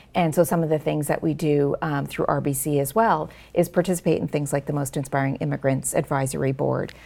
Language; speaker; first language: English; native; English